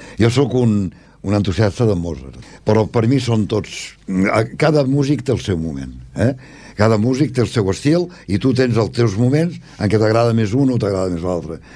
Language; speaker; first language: Catalan; native; Catalan